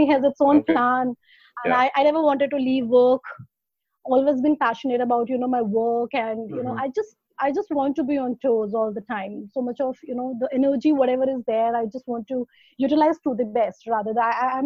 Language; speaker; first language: English; non-native, local second language; Hindi